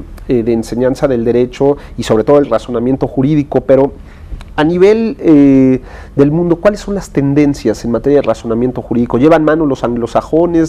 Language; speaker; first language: Spanish; native; Spanish